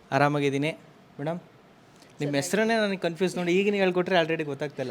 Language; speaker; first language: Kannada; native; Kannada